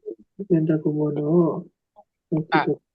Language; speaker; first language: Japanese; non-native, learner; Indonesian